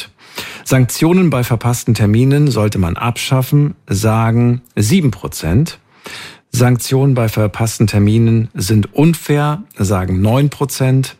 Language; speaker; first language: German; native; German